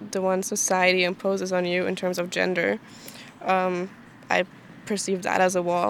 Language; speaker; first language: English; non-native, fluent; German